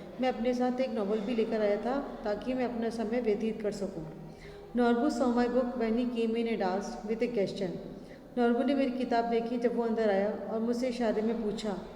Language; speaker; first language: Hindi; native; Hindi